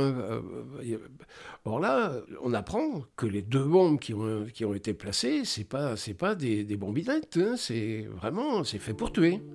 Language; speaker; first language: French; native; French